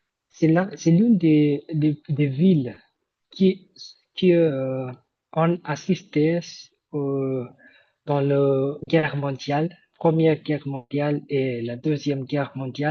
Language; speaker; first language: French; non-native, fluent; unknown